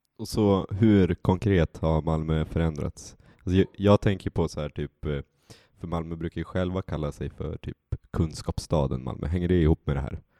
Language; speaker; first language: Swedish; native; Swedish